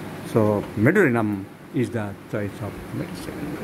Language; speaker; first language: English; non-native, local second language; Bangla